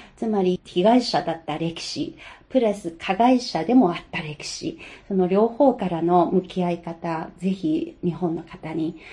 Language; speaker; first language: Japanese; non-native, fluent; Chinese